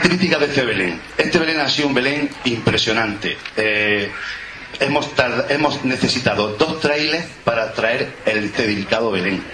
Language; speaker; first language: Spanish; native; Spanish